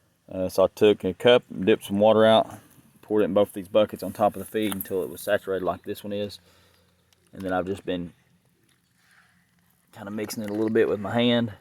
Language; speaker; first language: English; native; English